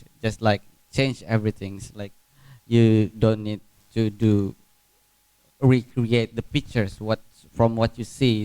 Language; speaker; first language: English; non-native, fluent; Indonesian